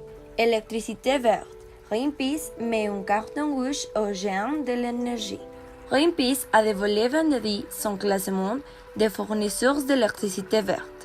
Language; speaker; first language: French; non-native, learner; Spanish